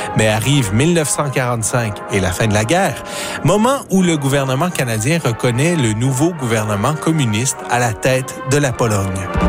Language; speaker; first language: French; native; French